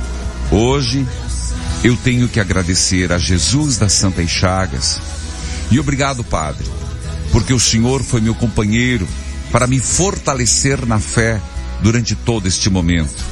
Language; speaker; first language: Portuguese; native; Portuguese